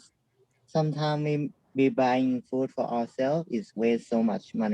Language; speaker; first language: English; non-native, learner; Thai